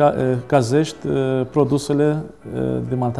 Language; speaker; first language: Romanian; non-native, learner; Maltese